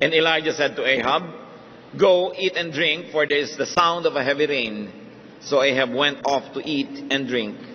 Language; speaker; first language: English; non-native, local second language; Filipino